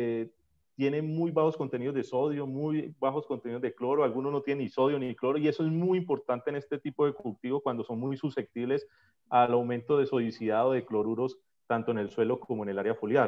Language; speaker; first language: Spanish; native; Spanish